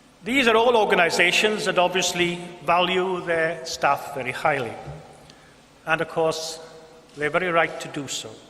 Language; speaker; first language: English; non-native, local second language; Welsh